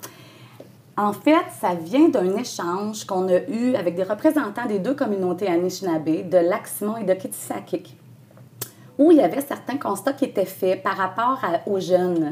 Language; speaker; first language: French; native; French